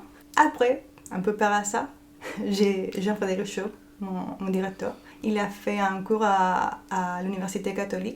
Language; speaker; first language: French; non-native, fluent; Spanish